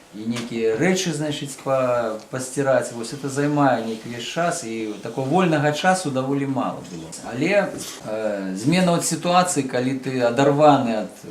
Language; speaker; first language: Belarusian; native; Belarusian